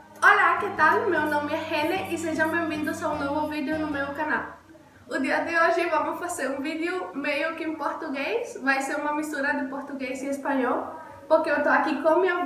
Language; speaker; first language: Portuguese; non-native, learner; Spanish